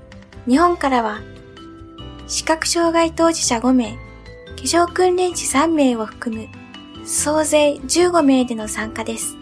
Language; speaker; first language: Japanese; native; Japanese